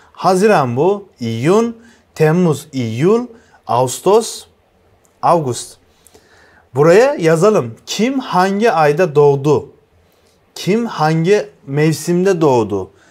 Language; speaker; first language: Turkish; non-native, fluent; Uzbek